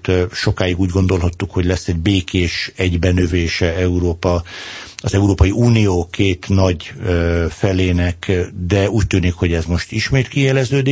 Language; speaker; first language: Hungarian; native; Hungarian